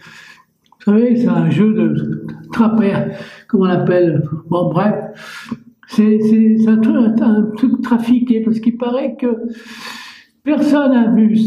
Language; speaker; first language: French; native; French